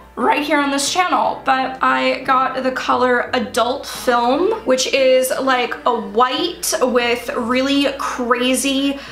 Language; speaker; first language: English; native; English